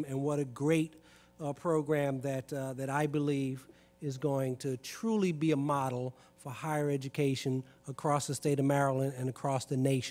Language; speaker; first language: English; native; English